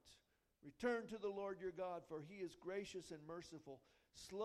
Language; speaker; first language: English; native; English